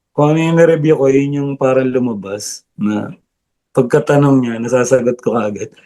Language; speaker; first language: Filipino; non-native, local second language; Bikol